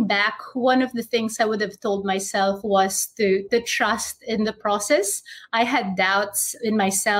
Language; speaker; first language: English; non-native, local second language; Filipino